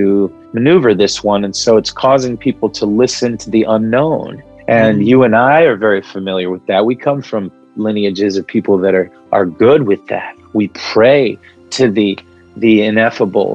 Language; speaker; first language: English; early bilingual, other home language; Arabic